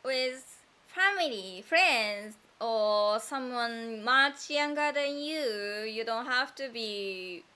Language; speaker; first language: English; non-native, fluent; Japanese